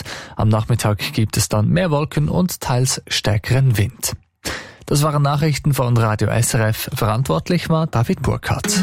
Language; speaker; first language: German; native; German